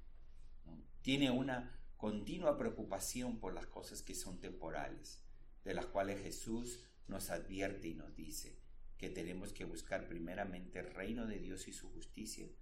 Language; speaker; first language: Spanish; native; Spanish